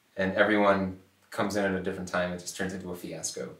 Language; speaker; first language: English; native; English